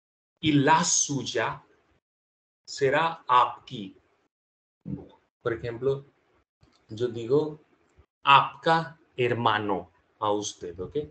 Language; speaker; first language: Spanish; non-native, fluent; Hindi